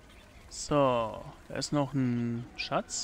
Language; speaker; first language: German; native; German